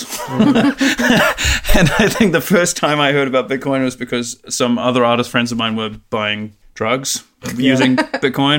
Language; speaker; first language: English; native; English